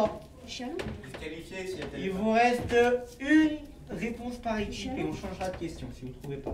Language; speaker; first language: French; native; French